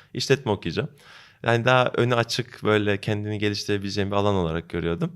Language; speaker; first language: Turkish; early bilingual, heritage; Turkish